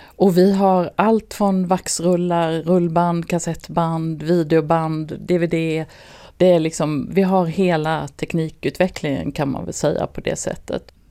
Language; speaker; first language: Swedish; native; Swedish